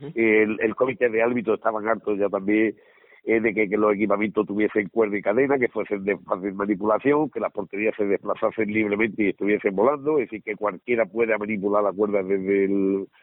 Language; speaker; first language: Spanish; native; Spanish